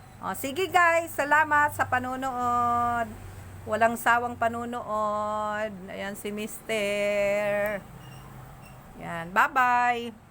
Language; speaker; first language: Filipino; native; Filipino